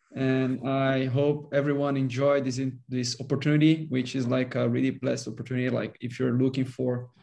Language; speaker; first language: English; non-native, fluent; Portuguese